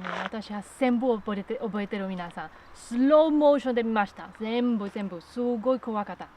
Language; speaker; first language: Japanese; non-native, learner; Spanish